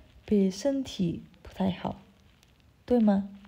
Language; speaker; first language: Chinese; non-native, fluent; Indonesian